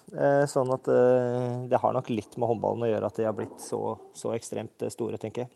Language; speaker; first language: Norwegian; native; Norwegian